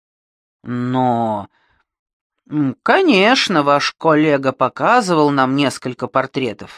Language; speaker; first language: Russian; native; Russian